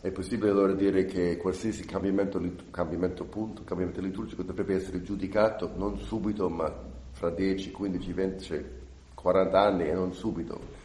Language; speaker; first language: Italian; non-native, fluent; English